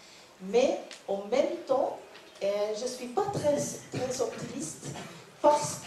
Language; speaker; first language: French; non-native, learner; Norwegian